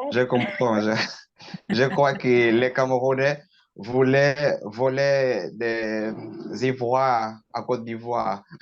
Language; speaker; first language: French; non-native, learner; Portuguese